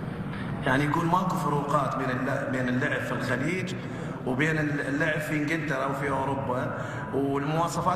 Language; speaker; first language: Arabic; native; Arabic